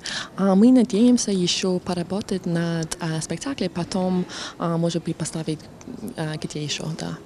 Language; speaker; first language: Russian; non-native, fluent; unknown